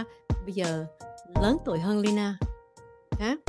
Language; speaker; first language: Vietnamese; early bilingual, heritage; Vietnamese